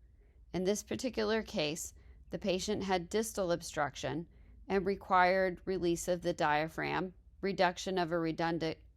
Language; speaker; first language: English; native; English